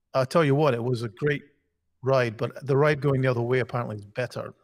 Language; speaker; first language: English; native; English